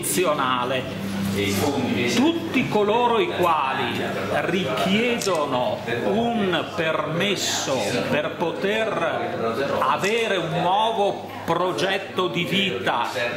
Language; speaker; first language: Italian; native; Italian